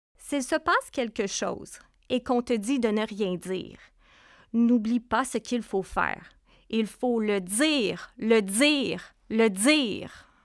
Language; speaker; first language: French; native; French